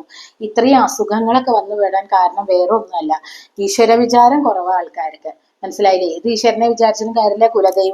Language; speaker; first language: Malayalam; native; Malayalam